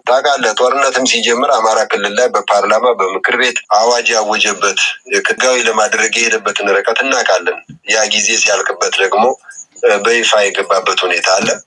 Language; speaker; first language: Amharic; native; Amharic